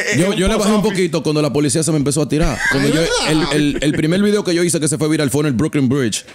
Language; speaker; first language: Spanish; early bilingual, heritage; Spanish